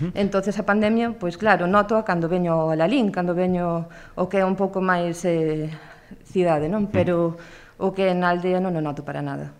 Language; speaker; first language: Galician; native; Galician